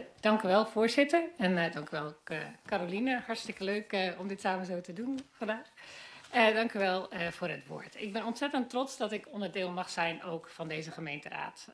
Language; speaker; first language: Dutch; native; Dutch